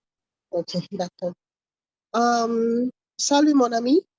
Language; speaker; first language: French; non-native, learner; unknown